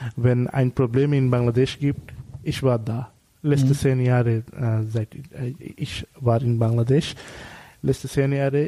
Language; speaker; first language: German; non-native, learner; Bangla